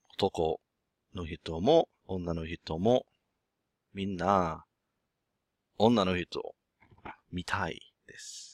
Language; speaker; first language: Japanese; non-native, learner; English